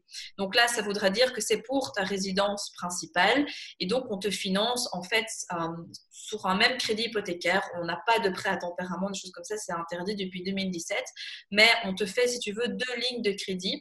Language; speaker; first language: French; native; French